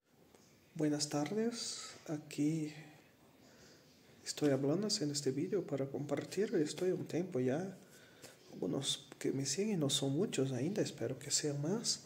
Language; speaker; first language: Spanish; non-native, fluent; Portuguese